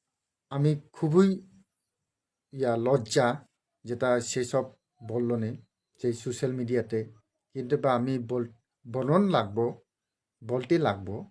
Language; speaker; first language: Bangla; non-native, local second language; Kok Borok